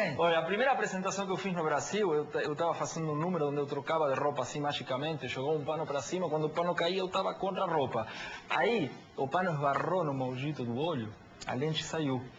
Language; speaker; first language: Portuguese; non-native, fluent; Spanish